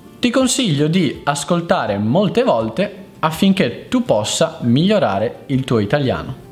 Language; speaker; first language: Italian; native; Italian